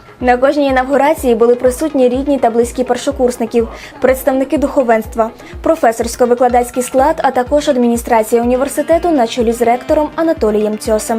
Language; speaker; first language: Ukrainian; native; Ukrainian